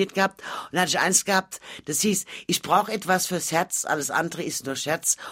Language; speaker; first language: German; native; German